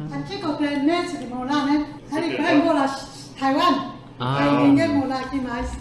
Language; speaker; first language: Portuguese; non-native, learner; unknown